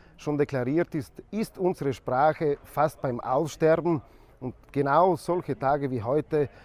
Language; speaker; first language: German; non-native, local second language; Ladin